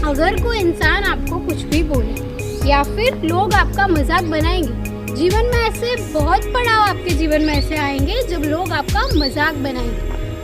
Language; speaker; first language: Hindi; non-native, local second language; Gujarati